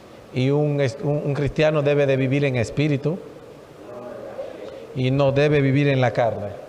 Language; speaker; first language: Spanish; non-native, fluent; Haitian Creole